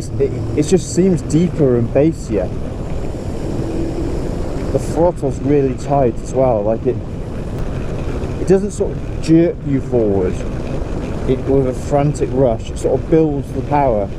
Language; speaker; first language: English; native; English